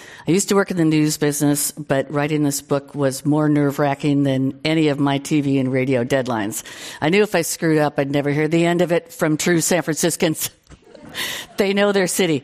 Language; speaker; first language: English; native; English